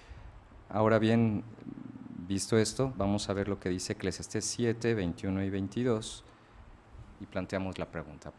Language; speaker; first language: Spanish; native; Spanish